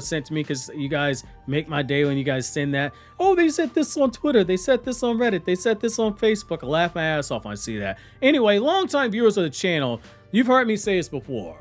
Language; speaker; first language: English; native; English